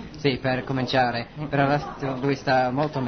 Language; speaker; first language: Italian; non-native, learner; English